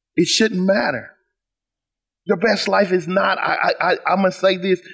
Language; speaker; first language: English; native; English